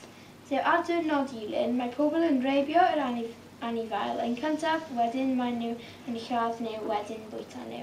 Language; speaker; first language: Welsh; non-native, local second language; English